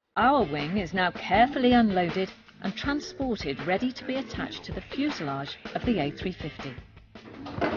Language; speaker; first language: English; native; English